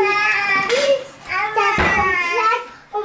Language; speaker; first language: German; early bilingual, other home language; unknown